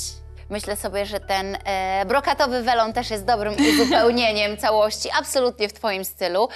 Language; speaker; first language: Polish; native; Polish